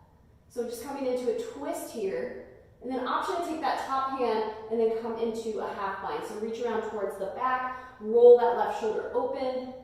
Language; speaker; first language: English; native; English